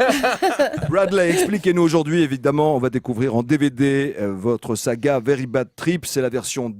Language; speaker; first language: French; native; French